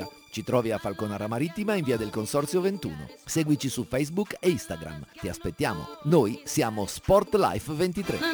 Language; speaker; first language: Italian; native; Italian